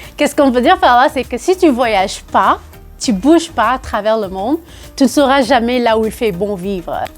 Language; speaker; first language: French; non-native, local second language; Wolof